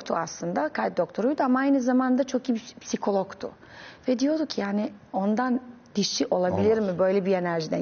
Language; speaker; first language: Turkish; non-native, fluent; Serbian